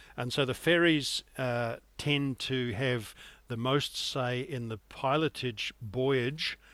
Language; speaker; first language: English; native; English